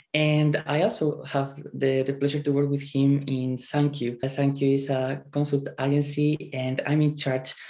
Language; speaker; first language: English; non-native, fluent; Spanish